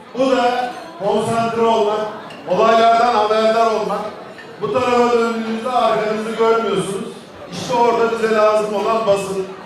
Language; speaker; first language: Turkish; native; Turkish